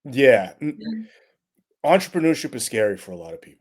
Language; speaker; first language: English; native; English